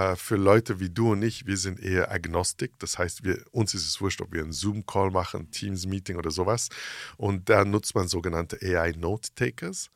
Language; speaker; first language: German; early bilingual, heritage; English